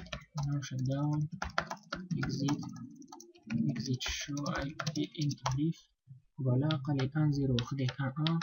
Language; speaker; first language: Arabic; native; Arabic